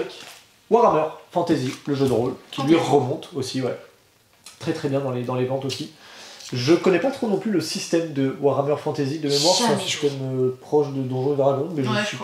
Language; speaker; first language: French; native; French